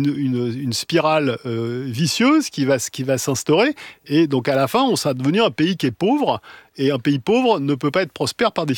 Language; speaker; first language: French; native; French